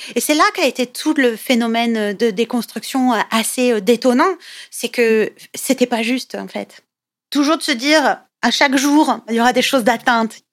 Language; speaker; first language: French; native; French